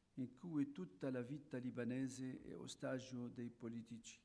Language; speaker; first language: Italian; non-native, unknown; Arabic